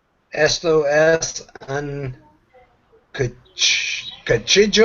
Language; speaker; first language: Spanish; non-native, learner; English